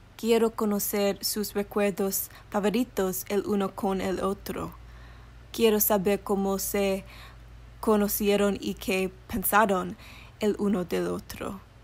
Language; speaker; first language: Spanish; early bilingual, heritage; English